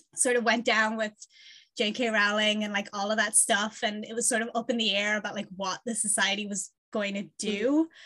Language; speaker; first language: English; native; English